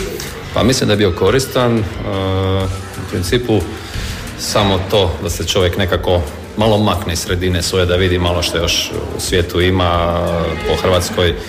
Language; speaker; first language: Serbian; native; Serbian